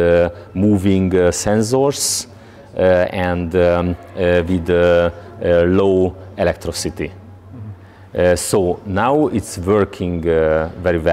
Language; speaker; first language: English; non-native, learner; Hungarian